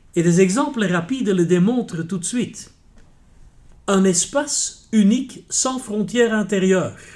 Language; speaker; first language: French; non-native, local second language; Dutch